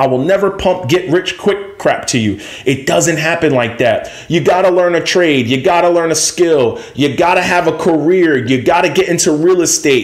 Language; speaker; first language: English; native; English